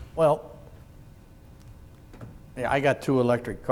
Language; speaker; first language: English; native; English